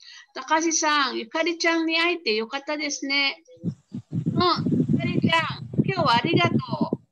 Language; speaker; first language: Japanese; non-native, fluent; Filipino